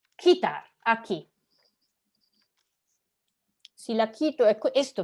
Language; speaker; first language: Spanish; non-native, fluent; Italian